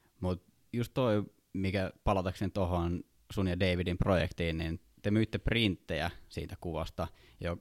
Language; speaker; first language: Finnish; native; Finnish